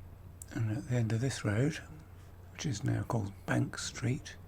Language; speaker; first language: English; native; English